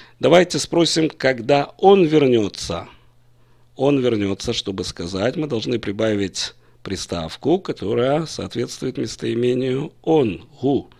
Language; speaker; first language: Russian; native; Russian